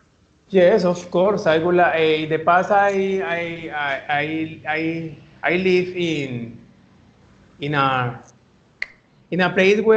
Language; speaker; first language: English; non-native, learner; Spanish